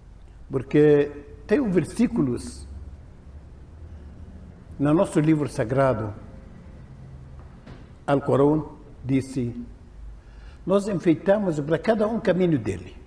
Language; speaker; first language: Portuguese; non-native, learner; Arabic